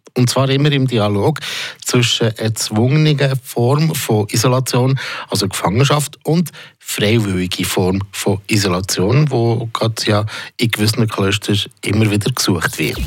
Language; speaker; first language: German; native; German